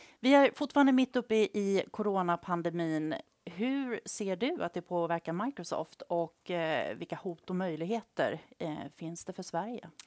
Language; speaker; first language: Swedish; native; Swedish